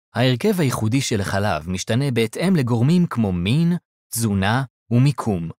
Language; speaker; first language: Hebrew; native; Hebrew